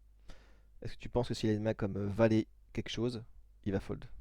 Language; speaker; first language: French; native; French